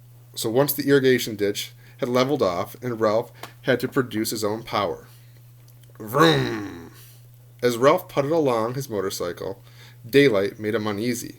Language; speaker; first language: English; native; English